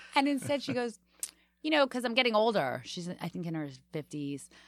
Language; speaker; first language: English; native; English